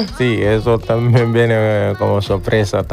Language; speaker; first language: Spanish; non-native, learner; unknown